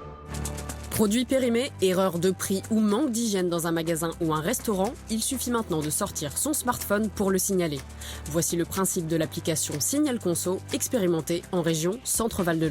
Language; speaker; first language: French; native; French